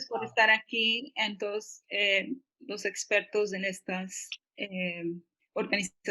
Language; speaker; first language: Spanish; early bilingual, heritage; Spanish